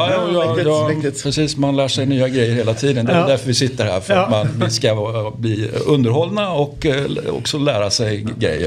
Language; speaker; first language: Swedish; native; Swedish